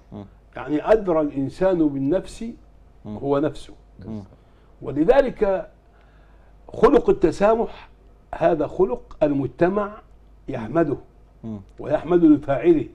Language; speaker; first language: Arabic; native; Arabic